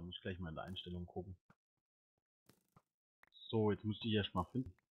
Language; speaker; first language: German; native; German